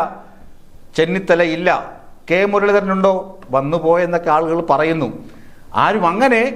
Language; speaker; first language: Malayalam; native; Malayalam